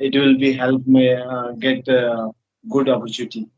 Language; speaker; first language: English; non-native, learner; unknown